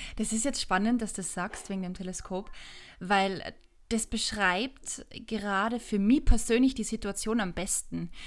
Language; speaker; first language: German; native; German